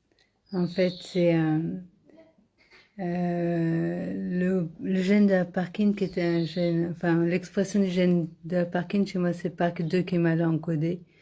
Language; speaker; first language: French; native; French